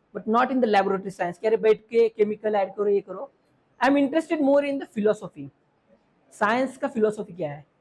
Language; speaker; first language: Hindi; non-native, local second language; Marathi